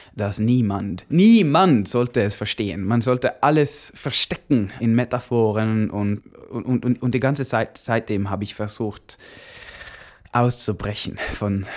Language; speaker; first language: German; non-native, learner; Norwegian